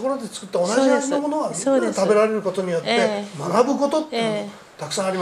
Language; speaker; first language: Japanese; native; Japanese